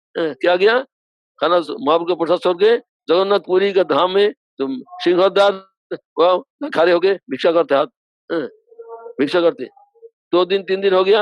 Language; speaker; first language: Hindi; non-native, local second language; Bangla